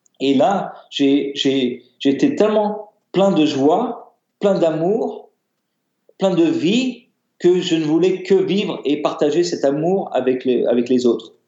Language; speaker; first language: French; native; French